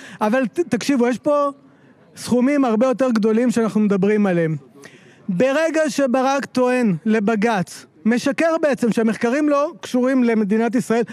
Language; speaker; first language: Hebrew; native; Hebrew